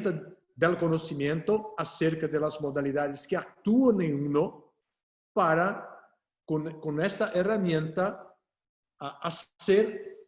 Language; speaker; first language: Spanish; non-native, fluent; Portuguese